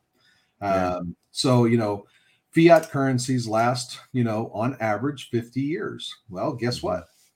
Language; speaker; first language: English; native; English